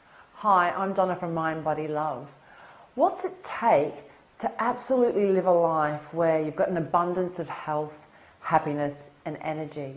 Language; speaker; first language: English; native; English